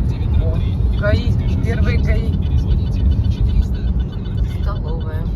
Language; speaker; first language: Russian; native; Russian